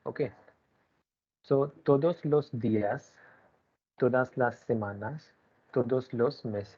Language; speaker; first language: Spanish; non-native, learner; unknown